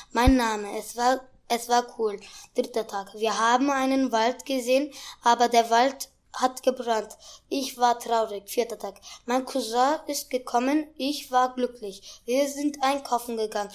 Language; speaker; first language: German; non-native, local second language; Turkish